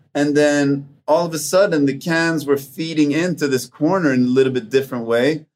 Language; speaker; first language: English; non-native, fluent; Swedish